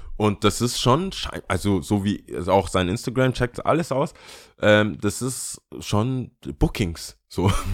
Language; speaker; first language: German; early bilingual, other home language; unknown